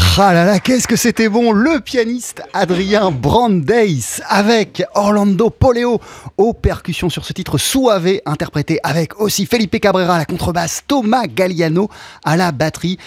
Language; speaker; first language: French; native; French